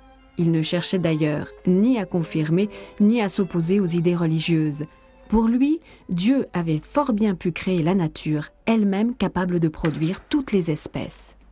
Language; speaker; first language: French; native; French